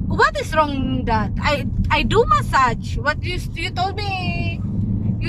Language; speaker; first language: English; non-native, local second language; Filipino